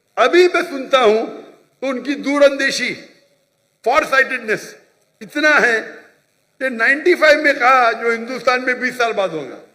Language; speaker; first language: Hindi; non-native, local second language; Konkani